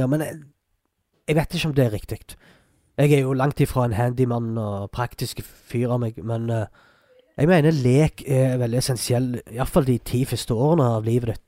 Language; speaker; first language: Norwegian; early bilingual, other home language; Arabic